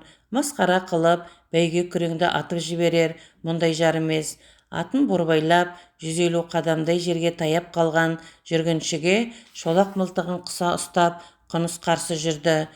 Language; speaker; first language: Kazakh; native; Kazakh